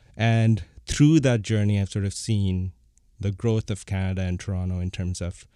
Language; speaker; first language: English; non-native, fluent; Bangla